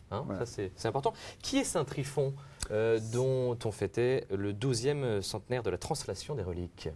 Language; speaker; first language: French; native; French